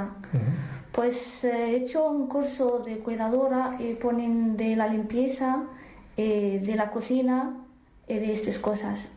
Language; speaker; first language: Spanish; non-native, learner; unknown